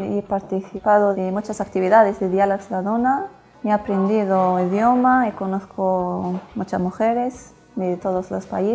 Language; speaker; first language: Spanish; non-native, learner; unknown